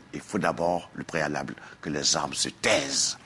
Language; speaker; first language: French; non-native, local second language; Dyula